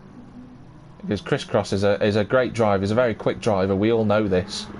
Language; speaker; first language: English; native; English